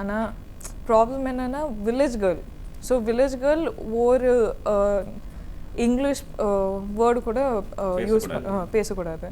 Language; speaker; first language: Tamil; non-native, learner; Kodava